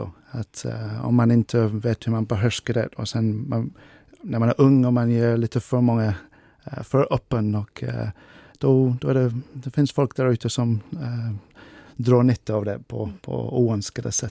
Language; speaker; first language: Swedish; non-native, fluent; English